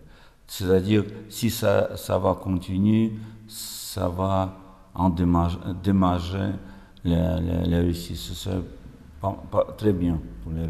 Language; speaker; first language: French; non-native, fluent; Russian